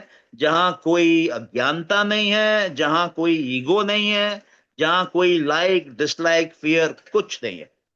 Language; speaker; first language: Hindi; native; Hindi